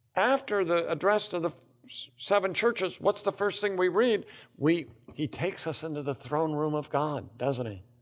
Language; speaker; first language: English; native; English